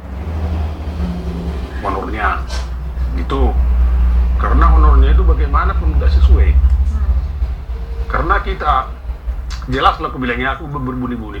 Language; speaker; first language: Indonesian; non-native, local second language; Batak Toba